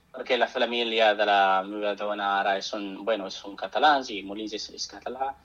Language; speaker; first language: Catalan; non-native, fluent; Arabic